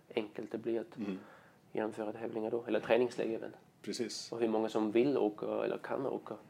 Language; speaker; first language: Swedish; non-native, fluent; German